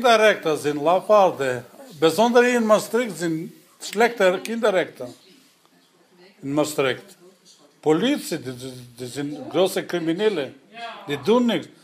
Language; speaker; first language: Dutch; non-native, learner; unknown